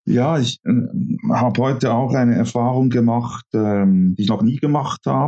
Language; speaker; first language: German; native; German